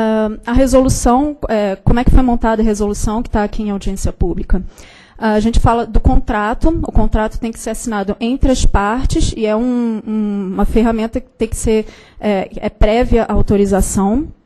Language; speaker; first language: Portuguese; native; Portuguese